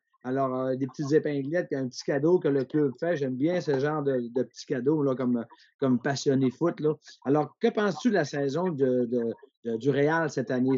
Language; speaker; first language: French; native; French